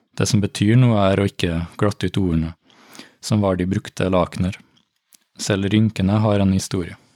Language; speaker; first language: Norwegian; native; Norwegian